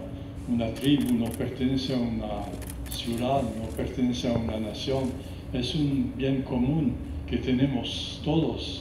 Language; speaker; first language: Spanish; non-native, fluent; French